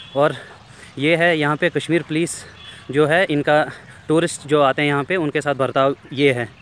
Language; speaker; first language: Hindi; native; Hindi